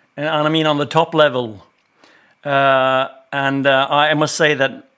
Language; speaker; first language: English; non-native, fluent; Norwegian